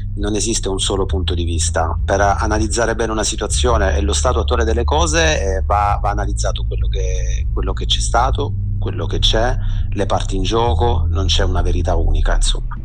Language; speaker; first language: Italian; native; Italian